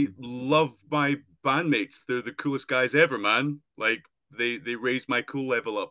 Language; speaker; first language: English; native; English